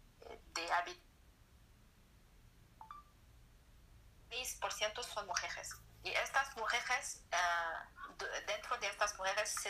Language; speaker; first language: Spanish; non-native, learner; French